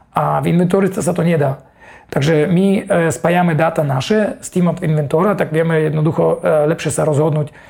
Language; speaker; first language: Slovak; non-native, fluent; Russian